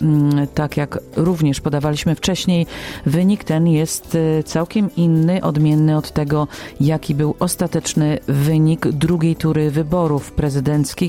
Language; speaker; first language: Polish; native; Polish